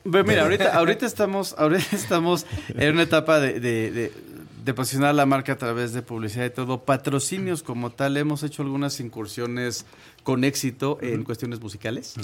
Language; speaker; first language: Spanish; native; Spanish